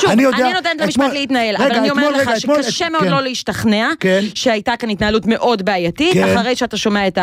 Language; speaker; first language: Hebrew; native; Hebrew